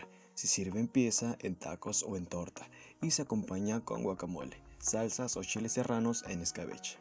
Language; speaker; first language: Spanish; native; Spanish